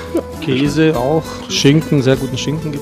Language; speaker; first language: German; native; German